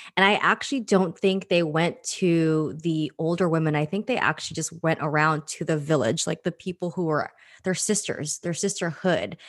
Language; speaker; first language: English; early bilingual, other home language; Filipino